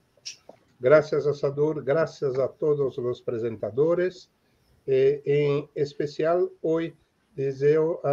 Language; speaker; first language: Spanish; non-native, fluent; Portuguese